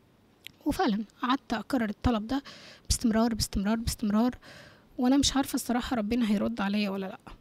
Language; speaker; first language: Arabic; native; Arabic